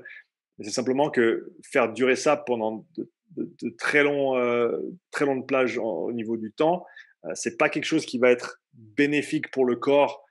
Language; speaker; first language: French; native; French